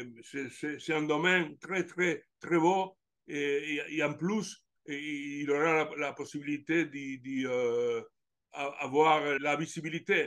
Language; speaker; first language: French; non-native, learner; Italian